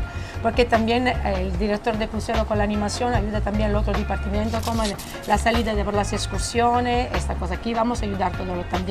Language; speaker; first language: Spanish; non-native, fluent; Italian